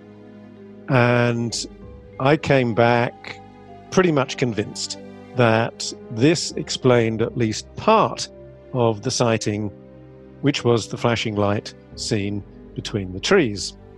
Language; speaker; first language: English; native; English